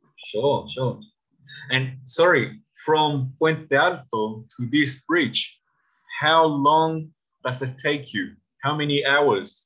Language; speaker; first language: English; non-native, learner; Spanish